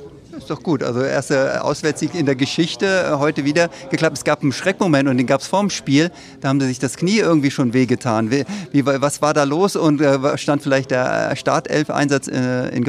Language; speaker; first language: German; native; German